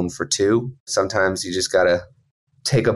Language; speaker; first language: English; native; English